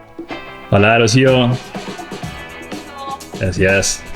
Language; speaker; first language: Spanish; non-native, learner; Italian